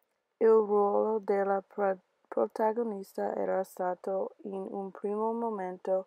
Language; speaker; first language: Italian; non-native, learner; English